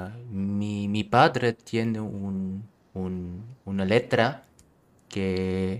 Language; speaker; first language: Spanish; non-native, learner; German